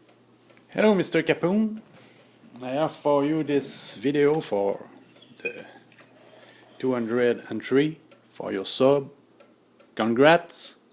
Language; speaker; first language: English; non-native, learner; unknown